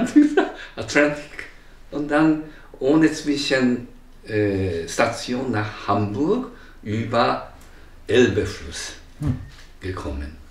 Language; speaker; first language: German; non-native, learner; Japanese